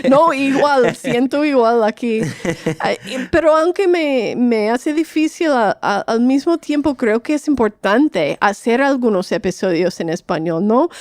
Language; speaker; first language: Spanish; non-native, fluent; English